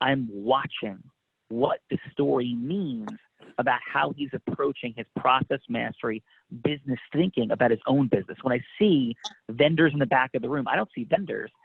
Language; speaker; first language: English; native; English